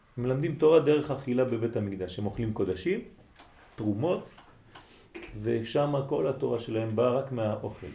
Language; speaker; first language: Hebrew; non-native, fluent; French